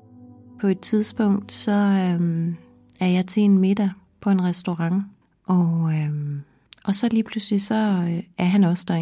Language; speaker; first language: Danish; native; Danish